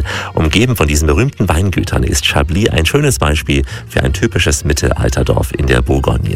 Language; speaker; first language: German; native; German